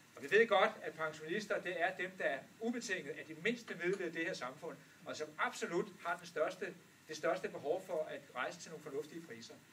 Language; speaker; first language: Danish; native; Danish